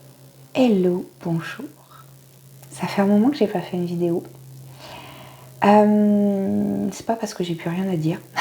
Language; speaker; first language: French; native; French